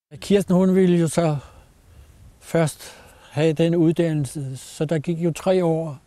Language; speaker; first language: Danish; native; Danish